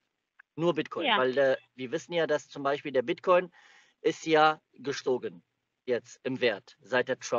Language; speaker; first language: German; native; German